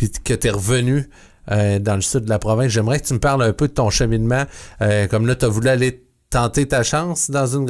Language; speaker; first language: French; native; French